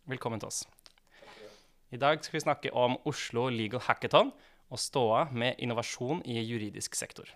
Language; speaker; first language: Norwegian; native; Norwegian